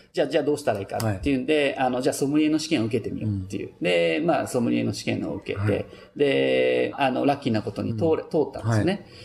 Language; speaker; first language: Japanese; native; Japanese